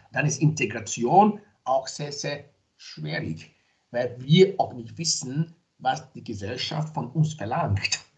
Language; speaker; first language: German; non-native, fluent; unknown